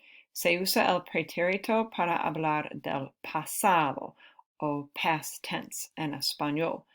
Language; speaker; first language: Spanish; non-native, fluent; English